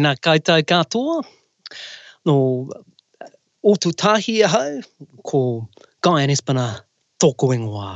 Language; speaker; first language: Māori; non-native, local second language; English